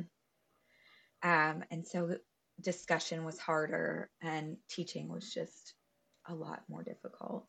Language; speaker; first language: English; native; English